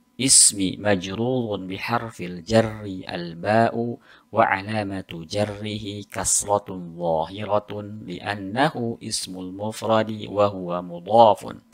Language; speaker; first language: Arabic; non-native, fluent; Indonesian